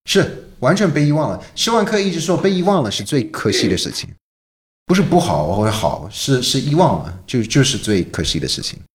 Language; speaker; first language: Chinese; non-native, fluent; English